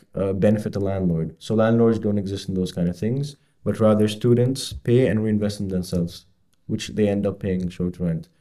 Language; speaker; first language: English; non-native, fluent; Arabic